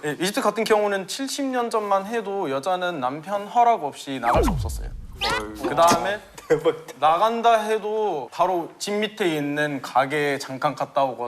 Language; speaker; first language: Korean; non-native, fluent; Arabic